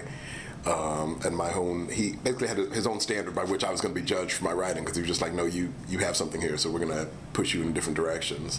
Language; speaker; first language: English; native; English